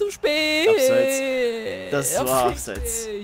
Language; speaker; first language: German; native; German